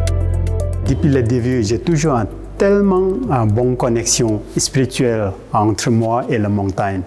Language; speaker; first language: French; non-native, fluent; Sherpa